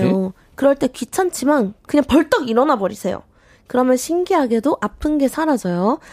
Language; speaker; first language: Korean; native; Korean